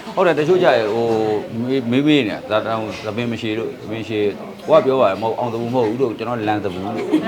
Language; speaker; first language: Burmese; native; Burmese